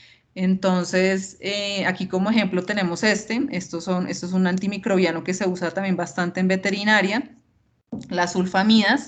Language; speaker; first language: Spanish; native; Spanish